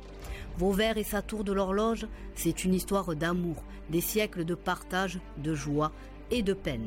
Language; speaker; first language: French; native; French